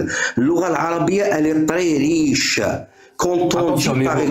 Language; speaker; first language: French; non-native, local second language; Arabic